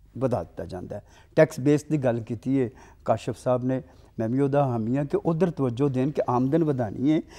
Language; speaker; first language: Punjabi; native; Punjabi